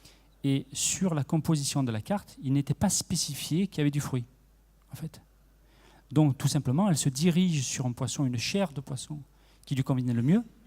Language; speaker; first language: French; native; French